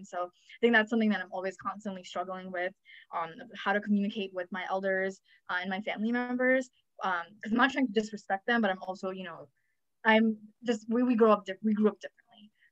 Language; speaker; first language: English; native; English